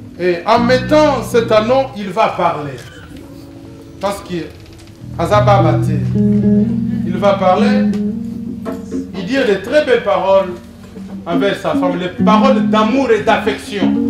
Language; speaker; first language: French; non-native, local second language; Lingala